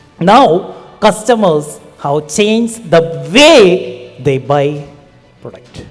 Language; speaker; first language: English; non-native, local second language; Malayalam